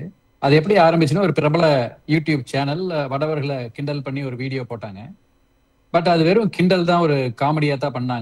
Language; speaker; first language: Tamil; native; Tamil